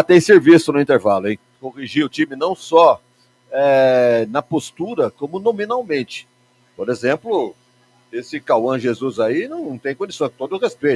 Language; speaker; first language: Portuguese; native; Portuguese